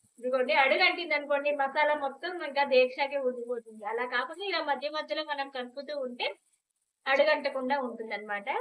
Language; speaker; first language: Telugu; non-native, local second language; Urdu